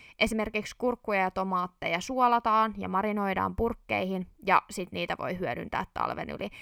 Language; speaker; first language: Finnish; native; Finnish